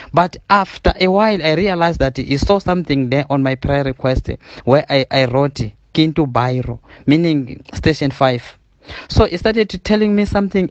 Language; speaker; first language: English; non-native, learner; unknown